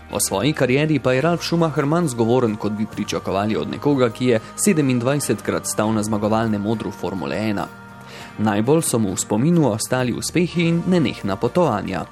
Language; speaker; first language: Slovenian; native; Slovenian